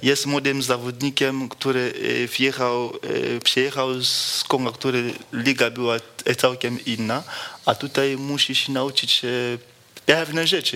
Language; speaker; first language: Polish; non-native, fluent; Lingala